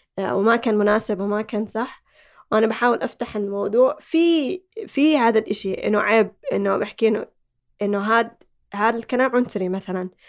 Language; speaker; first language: Arabic; early bilingual, other home language; Somali